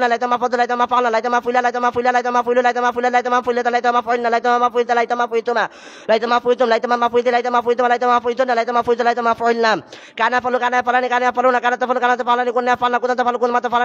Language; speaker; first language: Arabic; non-native, learner; Bangla